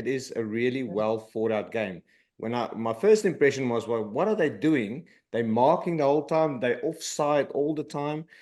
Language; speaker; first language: English; non-native, local second language; Afrikaans